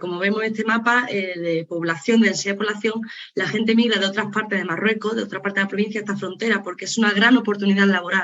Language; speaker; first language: Spanish; native; Spanish